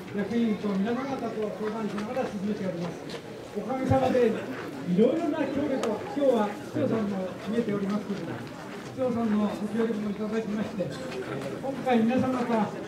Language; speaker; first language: Japanese; native; Japanese